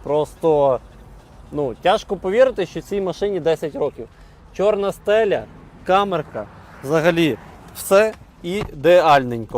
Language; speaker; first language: Ukrainian; native; Ukrainian